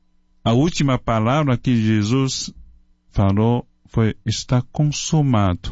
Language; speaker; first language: Portuguese; non-native, fluent; Chinese